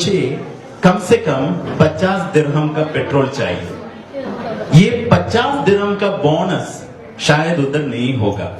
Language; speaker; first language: Hindi; non-native, learner; Nepali